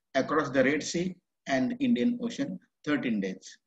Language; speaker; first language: English; non-native, local second language; Marathi